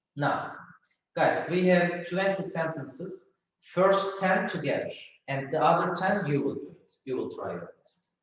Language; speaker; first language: English; non-native, fluent; Turkish